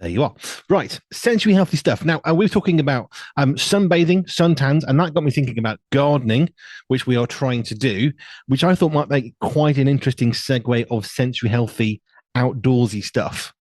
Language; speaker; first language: English; native; English